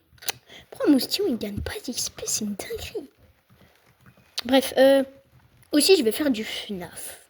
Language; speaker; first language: French; native; French